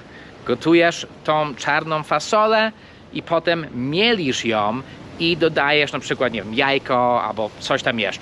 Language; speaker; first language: Polish; non-native, fluent; English